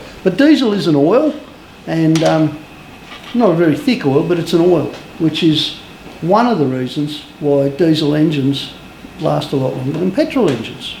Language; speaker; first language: English; native; English